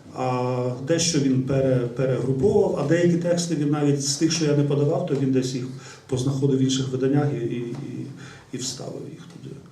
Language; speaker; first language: Ukrainian; native; Ukrainian